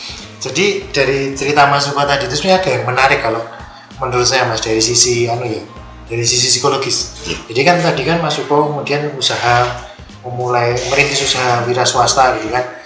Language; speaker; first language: Indonesian; non-native, local second language; Javanese